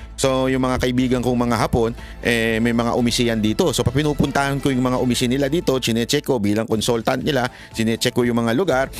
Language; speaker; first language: Filipino; native; Filipino